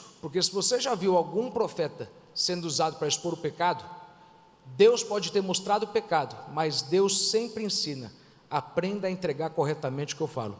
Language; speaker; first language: Portuguese; native; Portuguese